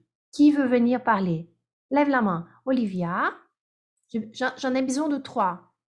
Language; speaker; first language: French; non-native, fluent; Portuguese